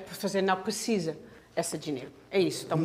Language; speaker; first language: Portuguese; non-native, learner; Dutch